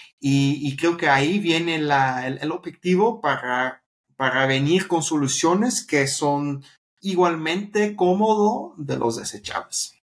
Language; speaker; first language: Spanish; non-native, fluent; Dutch